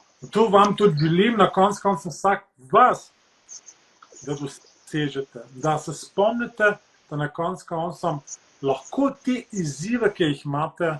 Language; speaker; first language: Slovenian; early bilingual, heritage; Slovenian